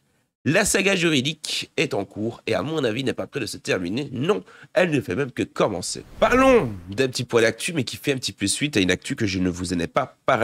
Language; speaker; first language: French; native; French